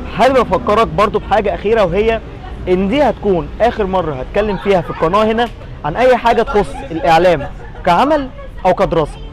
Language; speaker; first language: Egyptian Arabic; native; Egyptian Arabic